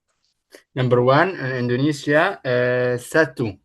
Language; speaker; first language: English; non-native, learner; Arabic